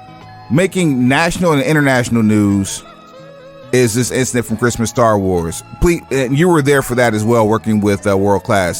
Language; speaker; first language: English; native; English